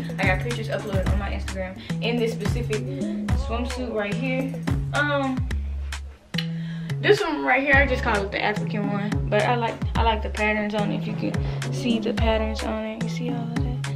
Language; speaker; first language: English; native; English